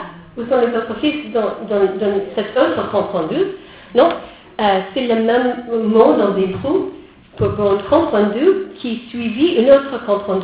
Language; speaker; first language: French; non-native, fluent; English